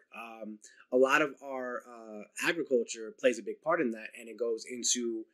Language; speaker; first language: English; native; English